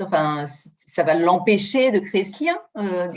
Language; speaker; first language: French; native; French